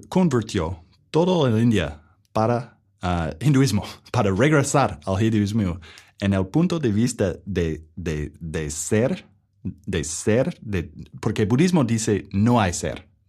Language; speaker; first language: Spanish; non-native, learner; English